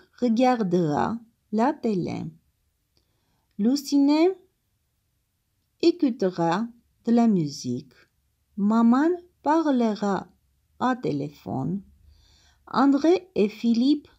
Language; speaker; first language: French; non-native, fluent; Armenian